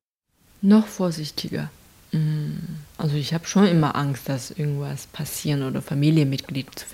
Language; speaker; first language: German; non-native, learner; Chinese